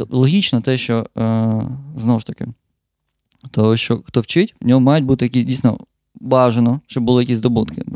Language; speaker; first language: Ukrainian; non-native, local second language; Russian